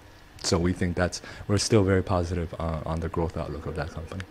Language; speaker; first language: English; non-native, fluent; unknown